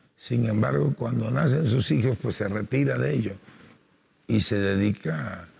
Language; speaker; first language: Spanish; native; Spanish